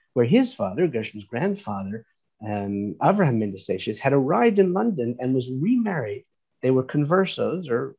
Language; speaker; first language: English; native; English